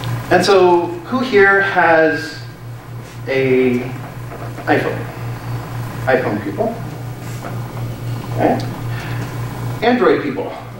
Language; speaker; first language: English; native; English